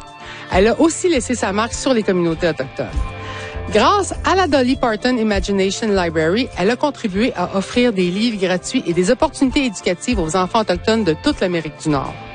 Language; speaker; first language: French; native; French